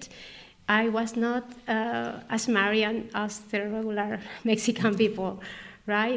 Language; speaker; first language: English; non-native, learner; Spanish